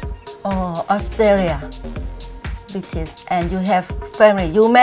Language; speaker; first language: English; non-native, learner; Thai